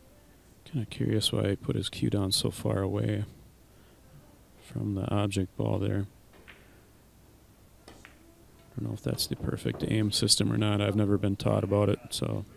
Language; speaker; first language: English; native; English